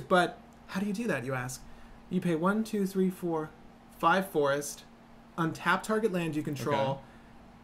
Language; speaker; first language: English; native; English